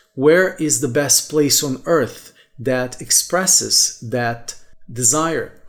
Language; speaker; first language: English; non-native, fluent; Portuguese